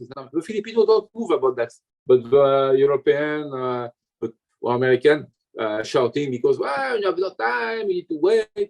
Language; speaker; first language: English; non-native, learner; French